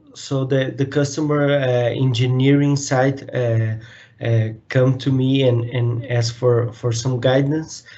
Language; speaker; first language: English; non-native, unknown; Portuguese